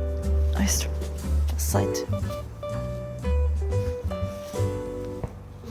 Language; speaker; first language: Korean; non-native, learner; German